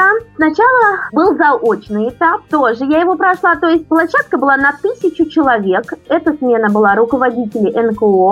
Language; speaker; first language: Russian; native; Russian